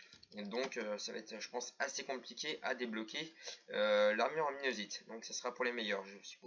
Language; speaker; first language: French; native; French